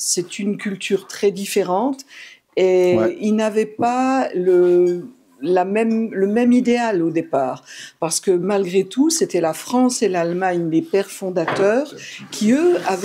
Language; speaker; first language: French; native; French